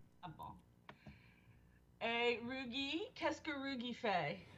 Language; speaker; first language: French; non-native, fluent; English